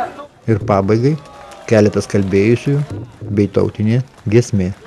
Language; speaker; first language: Lithuanian; native; Lithuanian